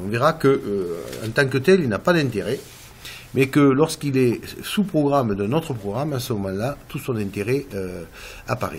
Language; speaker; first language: French; native; French